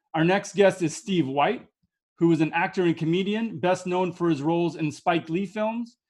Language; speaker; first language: English; native; English